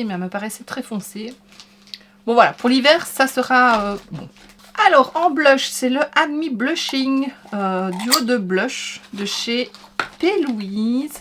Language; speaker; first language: French; native; French